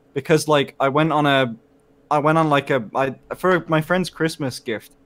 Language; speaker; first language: English; native; English